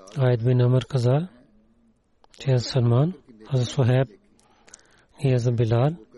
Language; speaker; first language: Bulgarian; non-native, learner; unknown